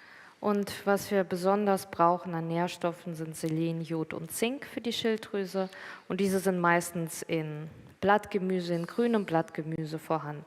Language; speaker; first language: German; native; German